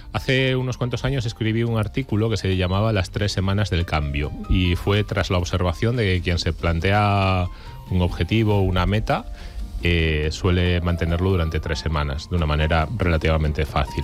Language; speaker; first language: Spanish; native; Spanish